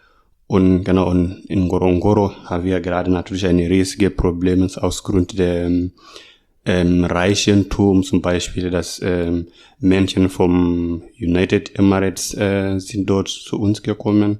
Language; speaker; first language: German; non-native, learner; Masai